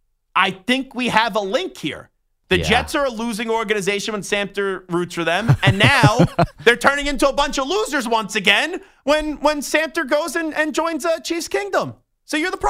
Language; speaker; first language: English; native; English